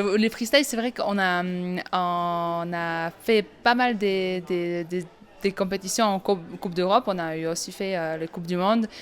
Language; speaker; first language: French; non-native, fluent; Polish